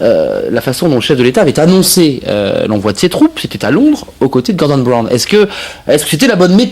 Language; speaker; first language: French; native; French